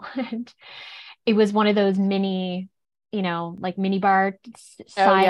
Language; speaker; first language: English; native; English